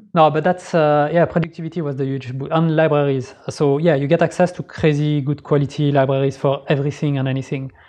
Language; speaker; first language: English; non-native, fluent; French